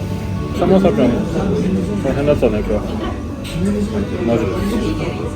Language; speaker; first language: Japanese; non-native, fluent; French